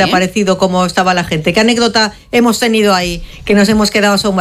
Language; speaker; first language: Spanish; native; Spanish